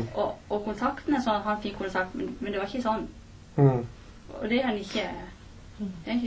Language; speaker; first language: Norwegian; native; Norwegian